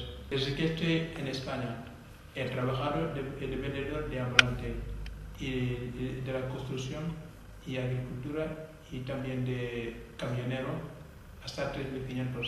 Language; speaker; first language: Spanish; non-native, fluent; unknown